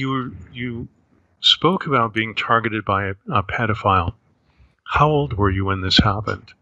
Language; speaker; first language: English; native; English